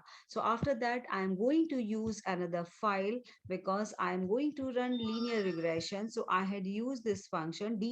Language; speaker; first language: English; non-native, local second language; Hindi